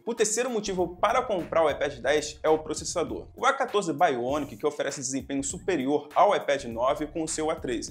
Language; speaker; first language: Portuguese; native; Portuguese